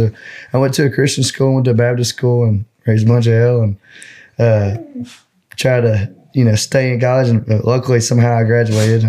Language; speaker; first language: English; native; English